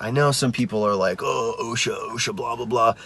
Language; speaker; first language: English; native; English